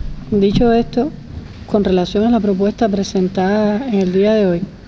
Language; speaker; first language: Spanish; native; Spanish